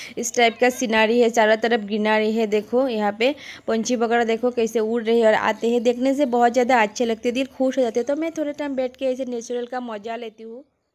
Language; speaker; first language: Hindi; non-native, local second language; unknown